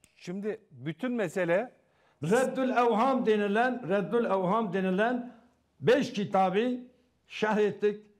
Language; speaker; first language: Turkish; non-native, local second language; Kurdish